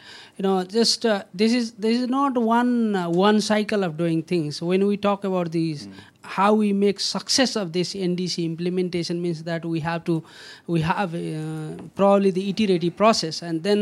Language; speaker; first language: English; non-native, local second language; Nepali